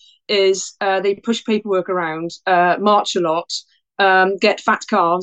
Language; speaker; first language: English; native; English